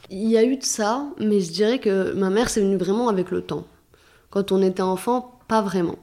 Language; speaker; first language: French; early bilingual, other home language; Arabic